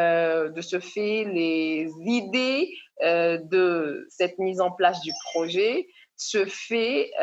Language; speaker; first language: French; non-native, local second language; Comorian